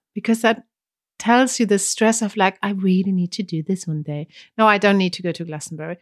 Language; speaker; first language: English; non-native, fluent; German